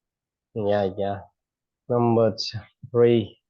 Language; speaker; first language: English; non-native, fluent; Vietnamese